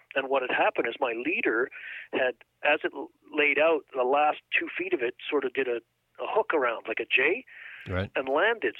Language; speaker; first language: English; native; English